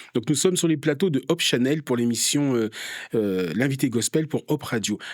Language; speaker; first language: French; native; French